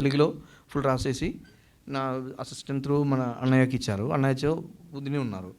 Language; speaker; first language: Telugu; non-native, local second language; Malayalam